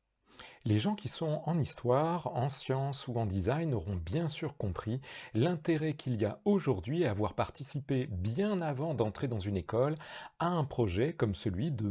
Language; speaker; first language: French; native; French